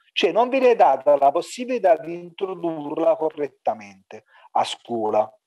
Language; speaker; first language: Italian; native; Italian